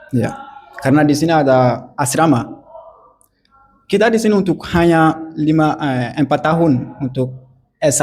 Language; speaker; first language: Indonesian; non-native, learner; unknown